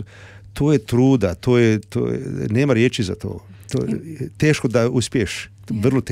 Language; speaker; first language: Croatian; early bilingual, heritage; Serbian